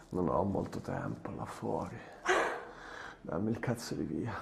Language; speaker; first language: Italian; native; Italian